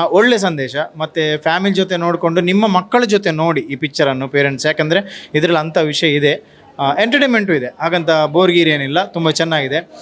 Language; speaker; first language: Kannada; non-native, local second language; Tulu